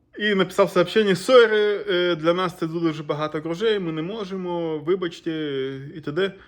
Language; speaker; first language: Ukrainian; non-native, local second language; Russian